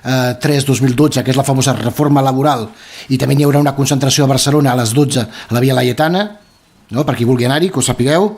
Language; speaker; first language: Catalan; native; Catalan